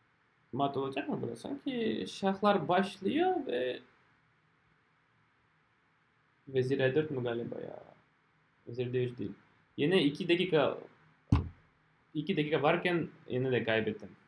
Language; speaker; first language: Turkish; non-native, fluent; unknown